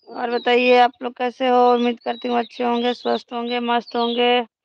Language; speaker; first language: Hindi; native; Hindi